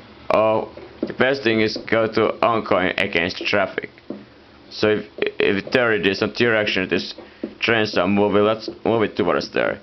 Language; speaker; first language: English; non-native, fluent; Italian